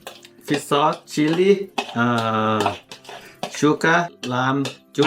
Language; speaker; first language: English; non-native, learner; Thai